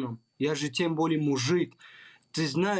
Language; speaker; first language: Russian; non-native, learner; Tajik